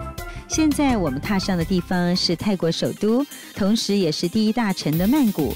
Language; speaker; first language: Chinese; native; Chinese